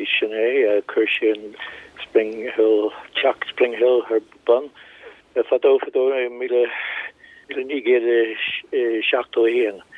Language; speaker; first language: Irish; non-native, local second language; English